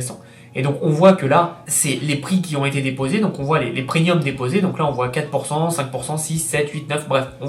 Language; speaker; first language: French; native; French